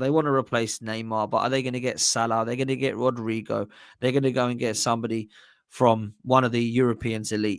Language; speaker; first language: English; native; English